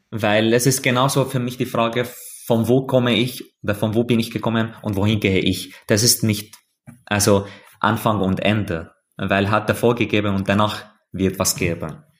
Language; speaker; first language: German; non-native, fluent; Arabic